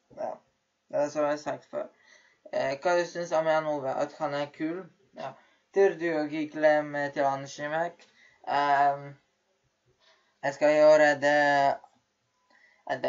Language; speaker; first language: Norwegian; early bilingual, other home language; Polish